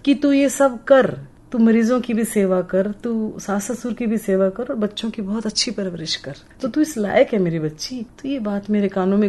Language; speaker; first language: Hindi; native; Hindi